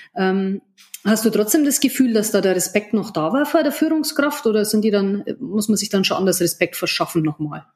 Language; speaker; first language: German; native; German